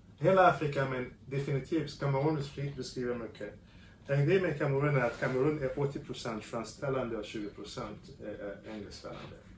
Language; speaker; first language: Swedish; non-native, fluent; French